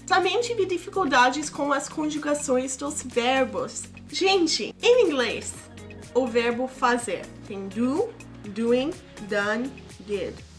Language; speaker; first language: Portuguese; non-native, fluent; English